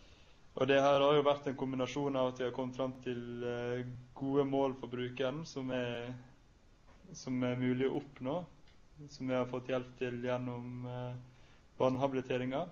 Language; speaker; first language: Norwegian; native; Norwegian